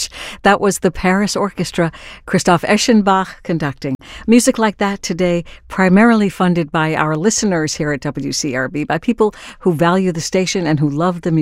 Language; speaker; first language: English; native; English